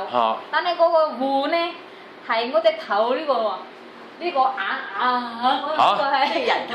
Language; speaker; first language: Cantonese; non-native, learner; Indonesian